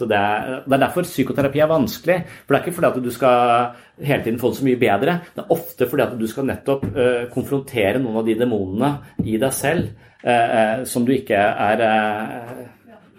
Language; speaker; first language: Norwegian; native; Norwegian